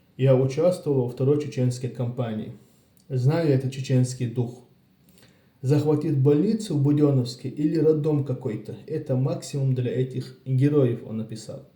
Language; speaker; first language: Russian; non-native, local second language; Chechen